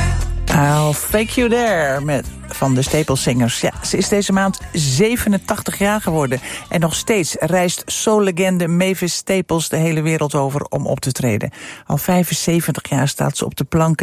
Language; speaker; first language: Dutch; native; Dutch